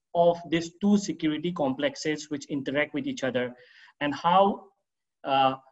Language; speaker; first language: English; non-native, local second language; Manipuri